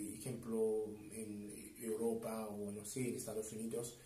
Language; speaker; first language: Spanish; non-native, fluent; Haitian Creole